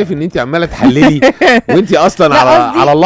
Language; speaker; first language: Arabic; native; Arabic